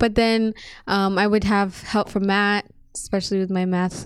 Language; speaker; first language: English; non-native, fluent; Amharic